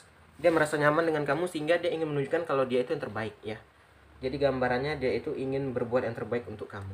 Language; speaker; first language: Indonesian; native; Indonesian